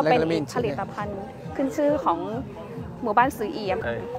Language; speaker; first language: English; non-native, learner; Thai